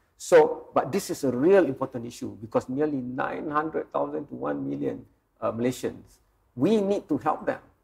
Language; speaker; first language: English; non-native, local second language; Malay